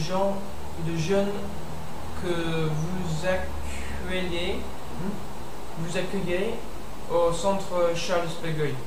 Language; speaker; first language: French; non-native, learner; English